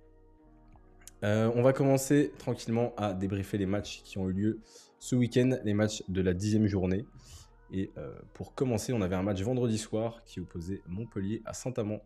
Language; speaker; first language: French; native; French